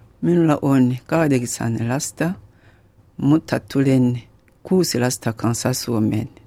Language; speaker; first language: Finnish; non-native, learner; Kinyarwanda